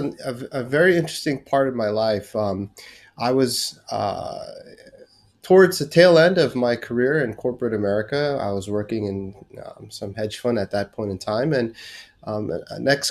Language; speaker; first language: English; non-native, local second language; Korean